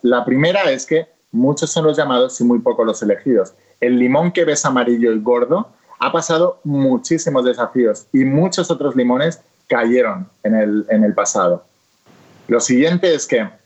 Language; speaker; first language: Spanish; native; Spanish